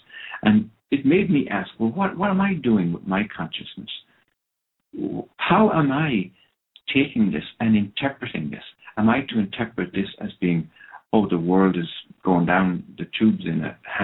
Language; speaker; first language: English; non-native, local second language; Irish